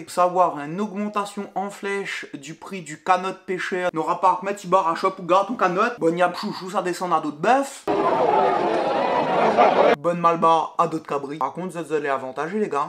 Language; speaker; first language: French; non-native, local second language; Réunion Creole French